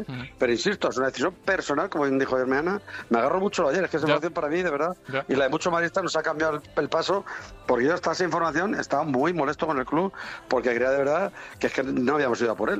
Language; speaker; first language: Spanish; native; Spanish